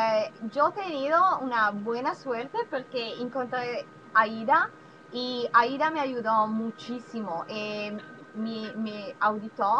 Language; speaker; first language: Spanish; non-native, learner; Italian